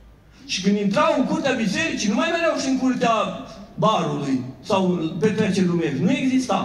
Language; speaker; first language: Romanian; native; Romanian